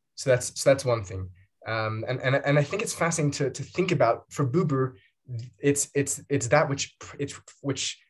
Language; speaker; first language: English; native; English